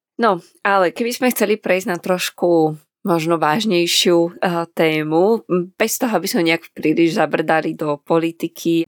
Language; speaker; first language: Slovak; native; Slovak